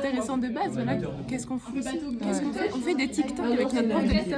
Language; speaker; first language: French; native; French